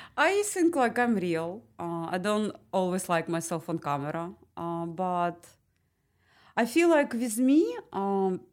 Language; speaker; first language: English; non-native, learner; Ukrainian